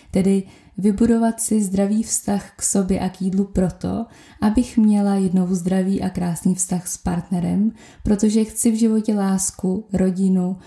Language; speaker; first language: Czech; native; Czech